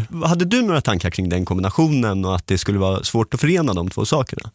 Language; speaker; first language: Swedish; native; Swedish